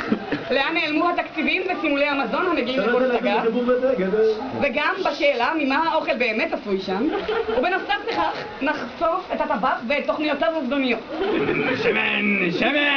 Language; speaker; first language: Hebrew; native; Hebrew